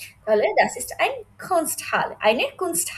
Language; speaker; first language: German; non-native, fluent; Bangla